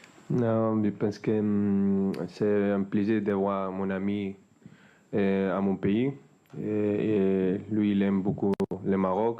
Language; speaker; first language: French; non-native, fluent; Spanish